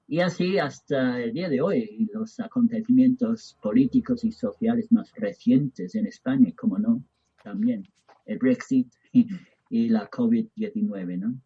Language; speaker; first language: Spanish; non-native, fluent; English